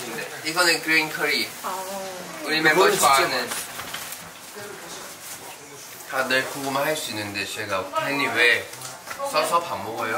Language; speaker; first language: Korean; non-native, fluent; Thai